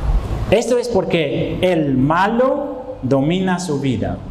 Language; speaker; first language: Spanish; non-native, fluent; Dutch